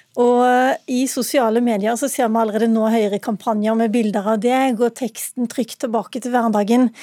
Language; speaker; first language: Norwegian; native; Norwegian